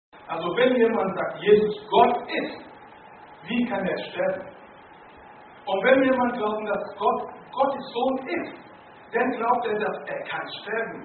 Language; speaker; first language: German; non-native, fluent; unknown